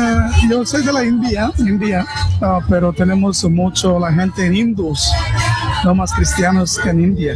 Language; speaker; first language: Spanish; non-native, learner; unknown